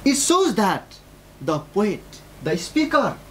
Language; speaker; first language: English; non-native, local second language; Nepali